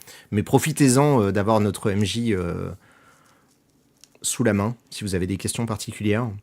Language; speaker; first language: French; native; French